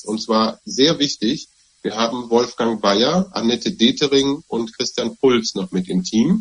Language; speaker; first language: German; native; German